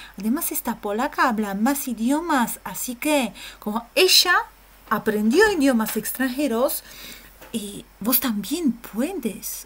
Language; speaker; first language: Spanish; non-native, fluent; Polish